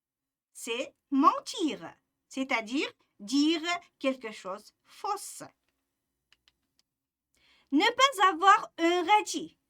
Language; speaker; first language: French; non-native, fluent; Uzbek